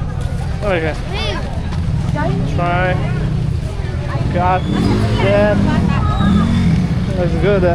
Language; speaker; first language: English; non-native, learner; German